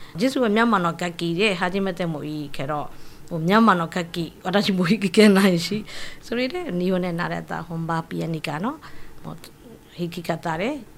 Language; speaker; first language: Japanese; non-native, fluent; Burmese